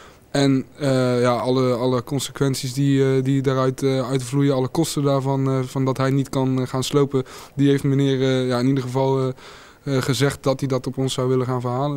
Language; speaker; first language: Dutch; native; Dutch